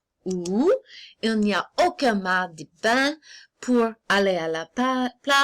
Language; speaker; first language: French; non-native, fluent; English